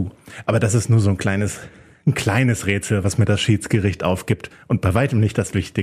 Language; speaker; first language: German; native; German